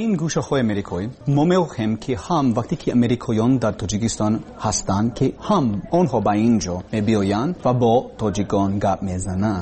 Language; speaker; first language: Persian; non-native, learner; English